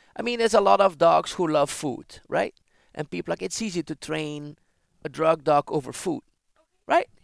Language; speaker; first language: English; non-native, fluent; Dutch